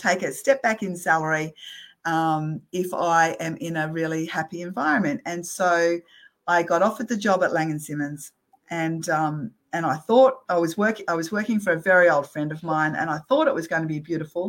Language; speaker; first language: English; native; English